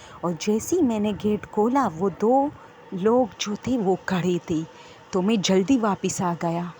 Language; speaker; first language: Urdu; non-native, local second language; Pashto